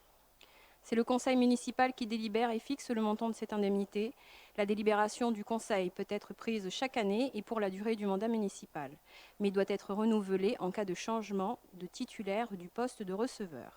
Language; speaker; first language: French; native; French